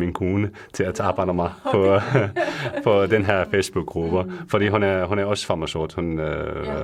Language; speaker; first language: Danish; non-native, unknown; Arabic